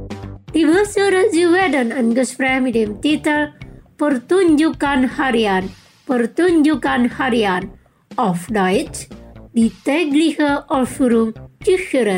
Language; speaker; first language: German; non-native, fluent; Indonesian